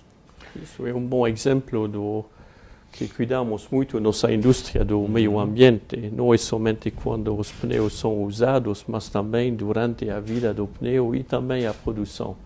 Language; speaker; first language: Portuguese; non-native, fluent; French